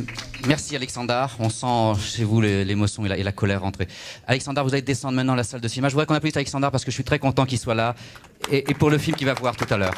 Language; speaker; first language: French; native; French